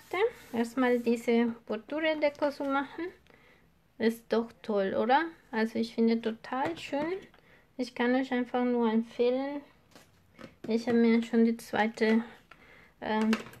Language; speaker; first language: German; non-native, fluent; Spanish